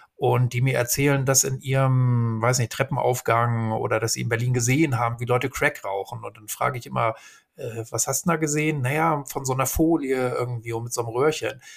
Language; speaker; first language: German; native; German